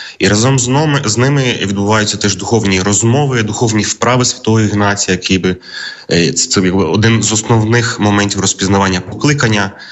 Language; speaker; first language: Ukrainian; early bilingual, heritage; Ukrainian